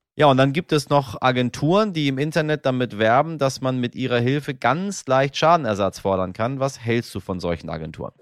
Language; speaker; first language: German; native; German